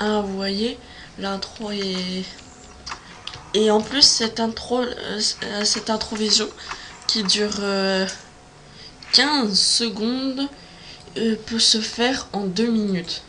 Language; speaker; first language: French; native; French